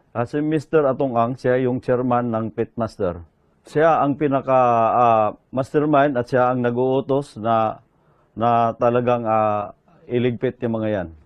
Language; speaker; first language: Filipino; native; Filipino